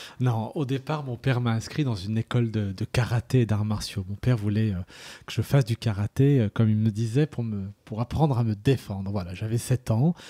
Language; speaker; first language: French; early bilingual, other home language; Arabic